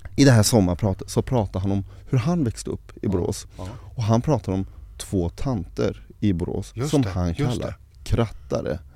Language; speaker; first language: Swedish; early bilingual, other home language; Arabic